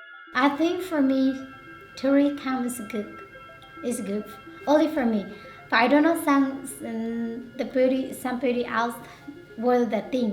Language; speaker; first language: English; non-native, learner; Hmong